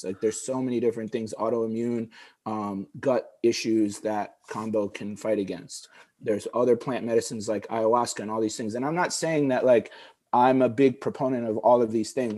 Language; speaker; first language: English; early bilingual, other home language; Arabic